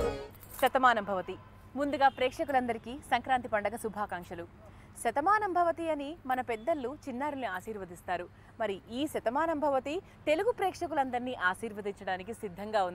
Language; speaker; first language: Telugu; native; Telugu